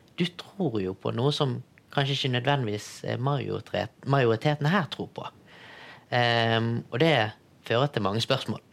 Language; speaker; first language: Norwegian; early bilingual, other home language; Tamil